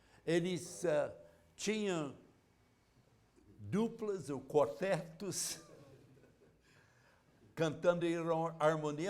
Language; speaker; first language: Portuguese; non-native, fluent; English